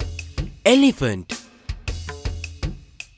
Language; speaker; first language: English; non-native, learner; Sinhala